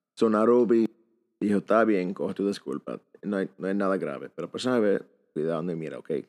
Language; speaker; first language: Spanish; early bilingual, heritage; Spanish